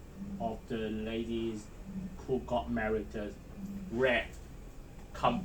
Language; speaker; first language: English; non-native, learner; Chinese